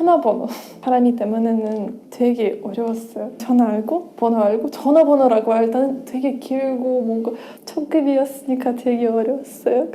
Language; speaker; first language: Korean; non-native, fluent; Russian